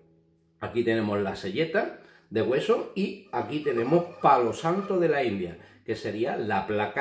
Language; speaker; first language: Spanish; native; Spanish